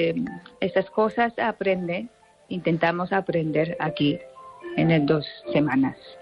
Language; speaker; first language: Spanish; non-native, fluent; Japanese